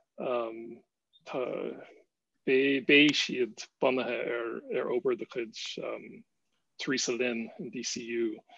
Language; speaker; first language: Irish; non-native, fluent; English